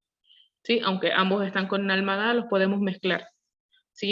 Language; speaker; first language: Spanish; non-native, learner; Korean